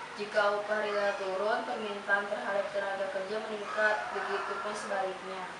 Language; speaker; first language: Indonesian; native; Indonesian